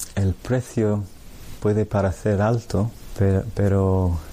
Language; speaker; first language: Spanish; non-native, fluent; English